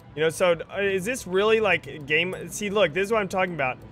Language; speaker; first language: English; native; English